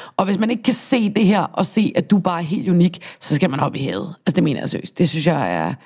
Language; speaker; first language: Danish; native; Danish